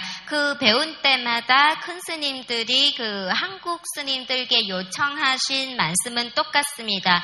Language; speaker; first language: Korean; non-native, fluent; Vietnamese